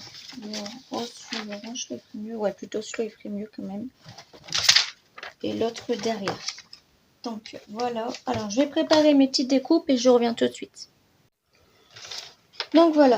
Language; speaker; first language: French; native; French